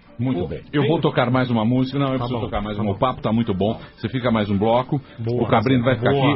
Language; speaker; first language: Portuguese; native; Portuguese